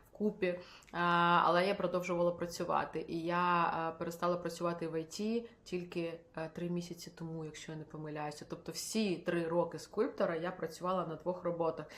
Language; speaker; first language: Ukrainian; non-native, local second language; Russian